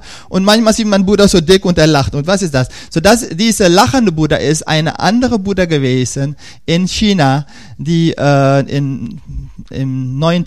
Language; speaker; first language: German; non-native, fluent; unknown